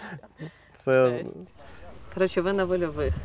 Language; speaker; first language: Ukrainian; native; Ukrainian